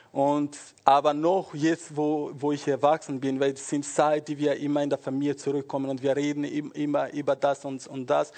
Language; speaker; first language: German; non-native, fluent; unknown